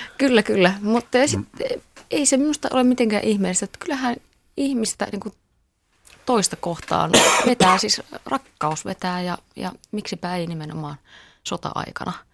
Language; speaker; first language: Finnish; native; Finnish